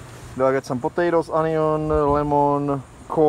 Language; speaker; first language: English; non-native, fluent; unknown